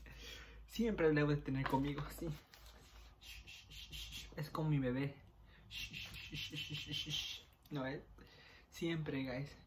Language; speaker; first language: Spanish; early bilingual, heritage; Spanish